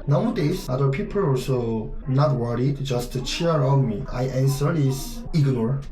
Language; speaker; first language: English; non-native, learner; Korean